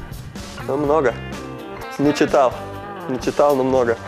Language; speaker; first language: Russian; non-native, fluent; Lithuanian